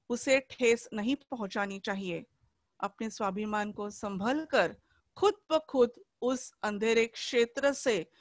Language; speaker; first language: Hindi; non-native, local second language; Marathi